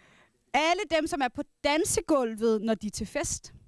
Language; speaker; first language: Danish; non-native, local second language; Kalaallisut